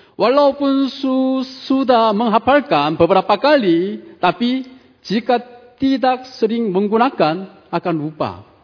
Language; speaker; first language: Indonesian; non-native, fluent; Korean